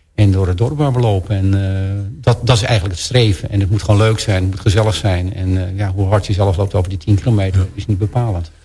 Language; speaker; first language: Dutch; native; Dutch